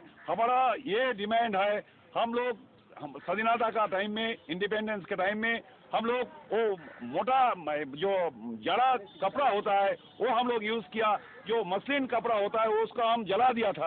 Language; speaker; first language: Hindi; non-native, local second language; Bangla